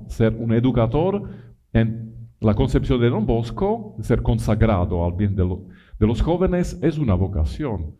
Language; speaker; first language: Spanish; non-native, fluent; Italian